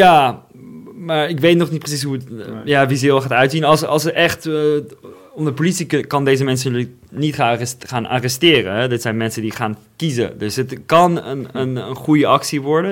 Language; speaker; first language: Dutch; non-native, fluent; Russian